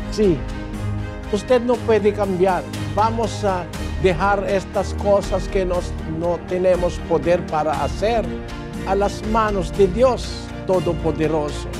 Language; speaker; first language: Spanish; non-native, learner; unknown